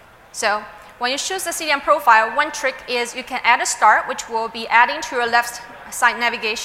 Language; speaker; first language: English; non-native, fluent; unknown